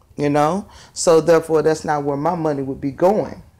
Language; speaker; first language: English; native; English